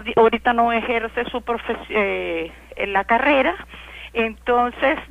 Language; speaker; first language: Spanish; native; Spanish